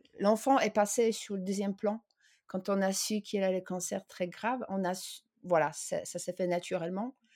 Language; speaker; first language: French; non-native, fluent; Polish